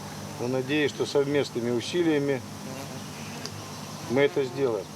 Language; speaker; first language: Russian; native; Russian